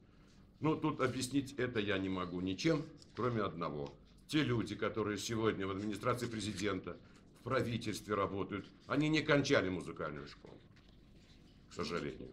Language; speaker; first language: Russian; native; Russian